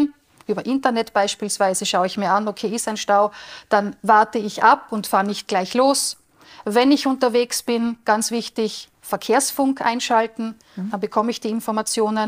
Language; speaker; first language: German; native; German